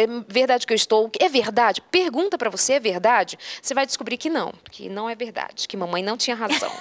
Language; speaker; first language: Portuguese; native; Portuguese